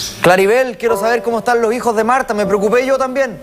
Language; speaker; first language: Spanish; native; Spanish